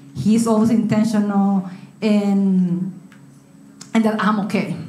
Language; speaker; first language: English; non-native, learner; Spanish